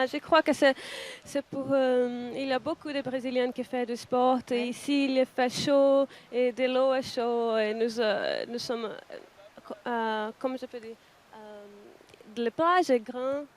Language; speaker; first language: French; non-native, local second language; Portuguese